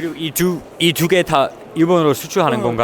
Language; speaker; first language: Korean; early bilingual, heritage; Korean